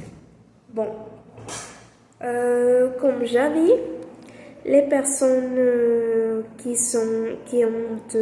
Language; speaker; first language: French; non-native, learner; Spanish